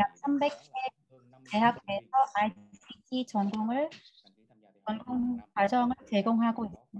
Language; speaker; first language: Korean; non-native, fluent; Vietnamese